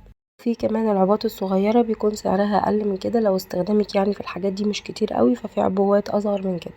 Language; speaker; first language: Arabic; native; Arabic